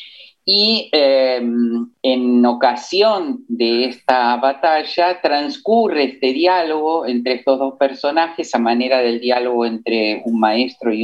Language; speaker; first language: Spanish; native; Spanish